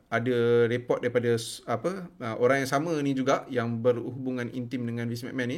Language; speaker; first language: Malay; native; Malay